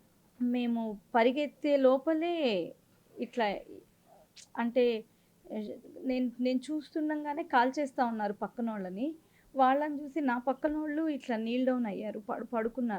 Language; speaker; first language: Telugu; native; Telugu